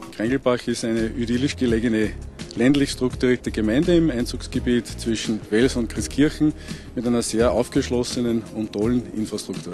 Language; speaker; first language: German; native; German